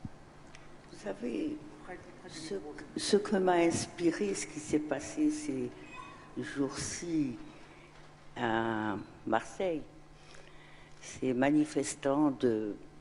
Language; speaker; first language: French; non-native, local second language; Arabic